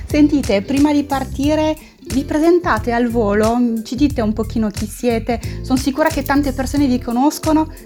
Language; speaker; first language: Italian; non-native, fluent; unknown